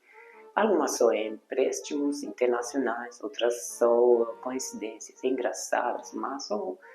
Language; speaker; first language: Portuguese; non-native, fluent; Hungarian